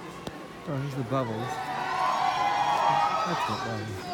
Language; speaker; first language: English; native; English